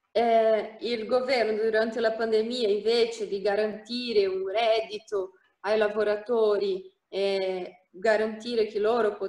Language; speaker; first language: Italian; non-native, fluent; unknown